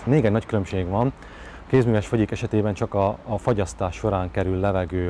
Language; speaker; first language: Hungarian; native; Hungarian